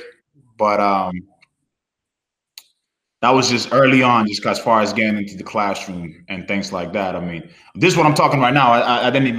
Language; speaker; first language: English; early bilingual, other home language; Spanish